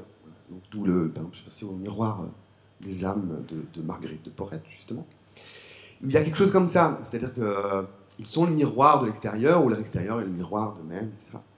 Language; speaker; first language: French; native; French